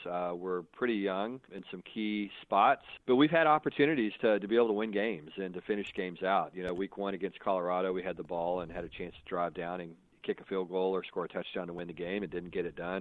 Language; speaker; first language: English; native; English